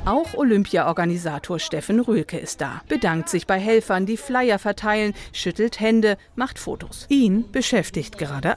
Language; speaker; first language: German; native; German